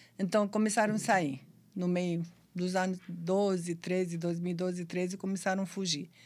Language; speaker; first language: Portuguese; non-native, fluent; Arabic